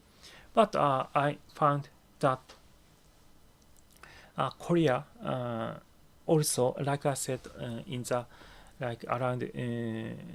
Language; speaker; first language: English; non-native, learner; Japanese